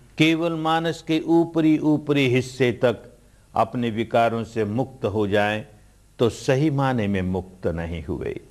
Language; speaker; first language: Hindi; early bilingual, heritage; Hindi